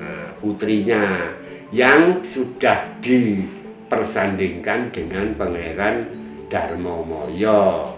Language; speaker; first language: Indonesian; non-native, local second language; Javanese